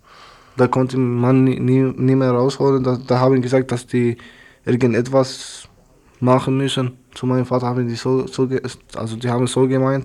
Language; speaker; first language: German; non-native, learner; Arabic